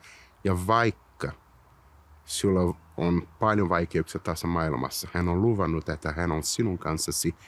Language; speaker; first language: Finnish; early bilingual, heritage; Finnish